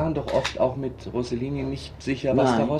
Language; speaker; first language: German; native; German